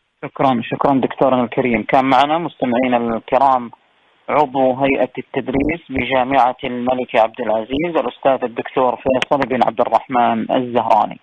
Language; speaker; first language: Arabic; native; Arabic